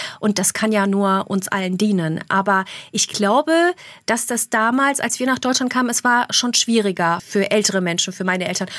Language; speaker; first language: German; early bilingual, other home language; Albanian